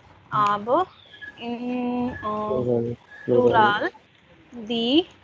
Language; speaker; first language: German; non-native, fluent; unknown